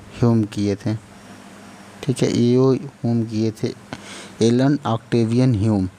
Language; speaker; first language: Hindi; native; Hindi